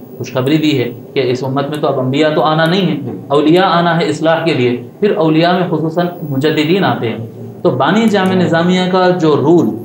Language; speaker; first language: Urdu; native; Urdu